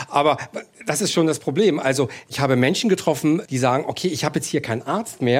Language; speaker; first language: German; native; German